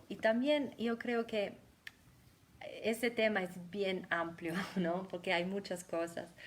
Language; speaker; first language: Spanish; non-native, fluent; German